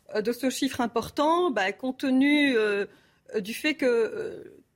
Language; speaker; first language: French; non-native, local second language; Arabic